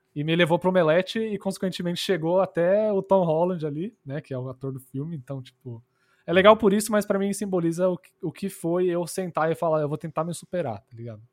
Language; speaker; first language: Portuguese; early bilingual, other home language; English